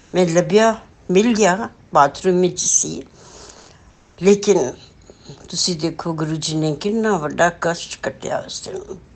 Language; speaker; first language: Hindi; non-native, local second language; Punjabi